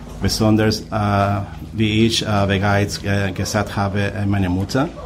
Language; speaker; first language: German; non-native, learner; Spanish